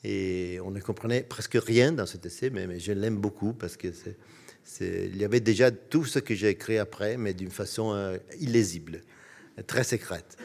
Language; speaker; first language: French; non-native, fluent; Italian